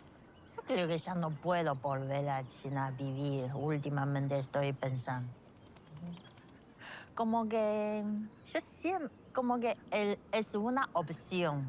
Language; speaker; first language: Spanish; non-native, fluent; Chinese